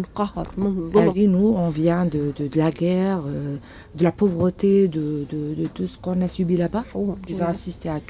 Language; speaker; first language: French; non-native, local second language; Arabic